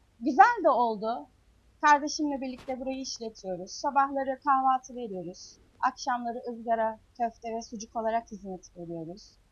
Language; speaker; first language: Turkish; native; Turkish